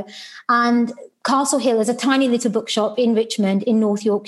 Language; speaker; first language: English; non-native, local second language; Sylheti